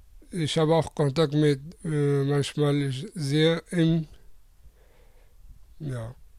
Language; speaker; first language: German; non-native, learner; Persian